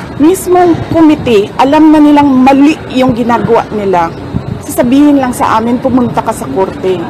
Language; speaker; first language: Filipino; non-native, local second language; Cebuano